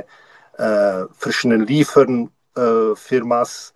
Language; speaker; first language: German; non-native, learner; Czech